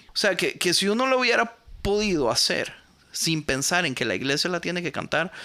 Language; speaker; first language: Spanish; native; Spanish